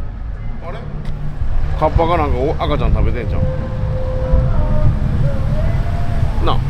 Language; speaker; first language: Japanese; native; Japanese